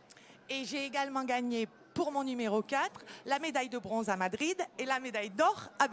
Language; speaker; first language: French; native; French